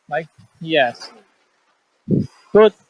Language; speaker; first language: English; non-native, fluent; Chinese